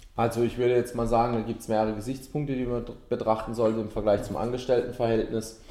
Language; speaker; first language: German; native; German